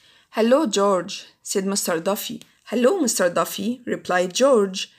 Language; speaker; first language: English; non-native, fluent; Arabic